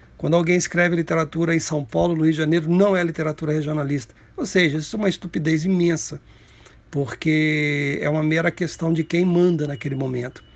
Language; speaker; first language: Portuguese; native; Portuguese